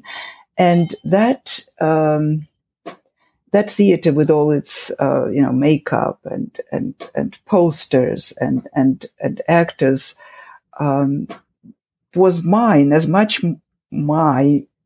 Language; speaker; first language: English; non-native, fluent; Russian